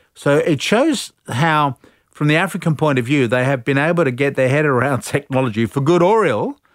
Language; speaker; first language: English; native; English